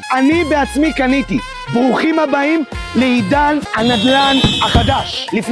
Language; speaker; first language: Hebrew; native; Hebrew